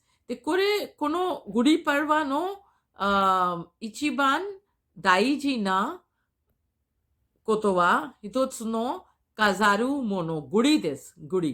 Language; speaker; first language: Japanese; non-native, fluent; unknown